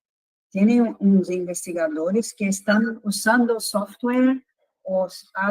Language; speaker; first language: Spanish; non-native, fluent; Portuguese